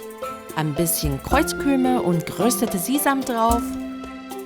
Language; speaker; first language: German; non-native, fluent; Chinese